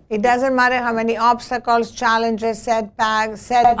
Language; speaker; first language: English; non-native, fluent; Greek